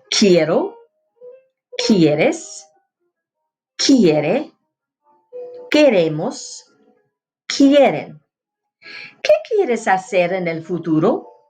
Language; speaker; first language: Spanish; non-native, fluent; English